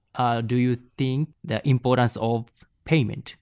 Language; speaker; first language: English; non-native, learner; Japanese